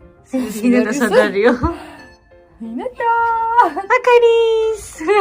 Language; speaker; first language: Japanese; non-native, learner; Georgian